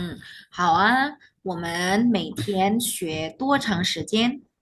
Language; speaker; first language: Chinese; non-native, fluent; Indonesian